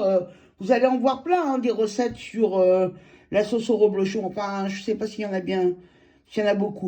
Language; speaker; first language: French; native; French